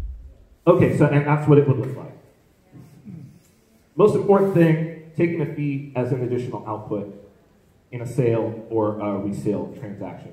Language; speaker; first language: English; native; English